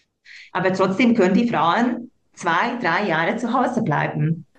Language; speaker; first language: German; non-native, local second language; Hungarian